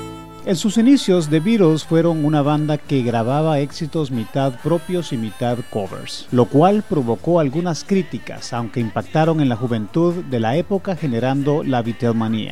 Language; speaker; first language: Spanish; native; Spanish